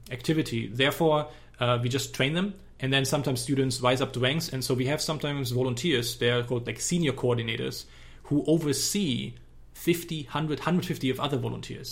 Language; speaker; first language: English; non-native, fluent; German